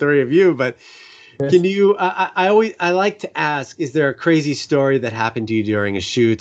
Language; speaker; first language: English; native; English